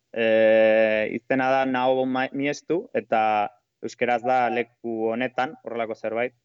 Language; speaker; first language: Basque; non-native, local second language; Spanish